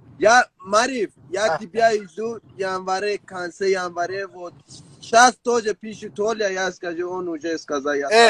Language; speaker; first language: Russian; non-native, learner; Persian